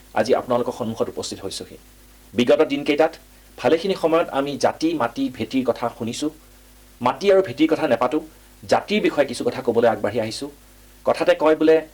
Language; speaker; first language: Assamese; native; Assamese